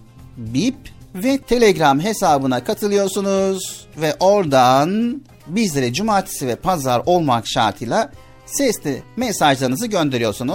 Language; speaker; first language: Turkish; native; Turkish